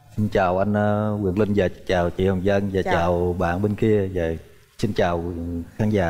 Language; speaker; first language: Vietnamese; native; Vietnamese